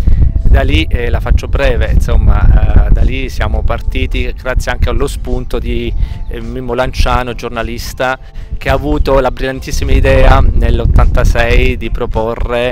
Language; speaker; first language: Italian; native; Italian